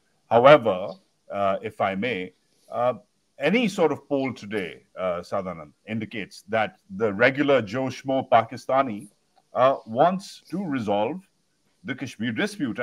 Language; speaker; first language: English; non-native, local second language; Urdu